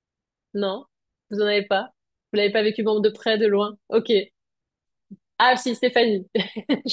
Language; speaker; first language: French; native; French